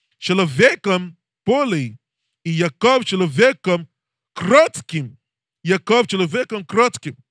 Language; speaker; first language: Russian; non-native, learner; English